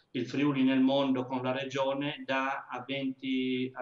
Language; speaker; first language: Italian; native; Italian